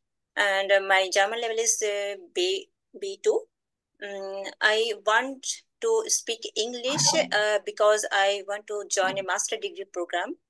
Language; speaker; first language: English; non-native, learner; Bangla